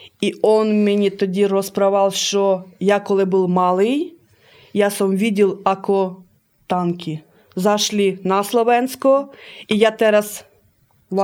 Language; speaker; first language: Ukrainian; early bilingual, heritage; Slovak